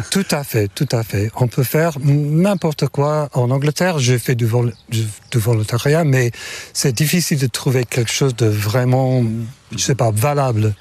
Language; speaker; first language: French; non-native, fluent; English